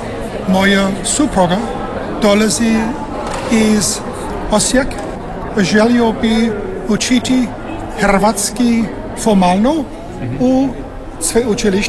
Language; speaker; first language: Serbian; non-native, learner; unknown